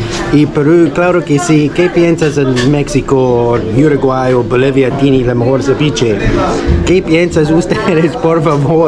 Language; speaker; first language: Spanish; non-native, learner; English